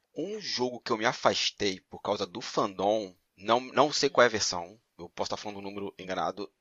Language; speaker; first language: Portuguese; native; Portuguese